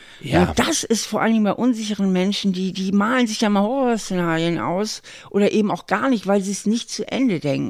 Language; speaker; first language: German; native; German